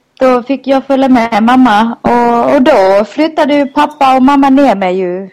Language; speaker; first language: Swedish; non-native, fluent; Thai